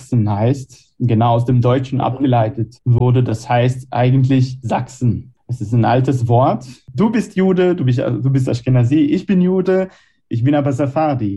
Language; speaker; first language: German; non-native, fluent; Hebrew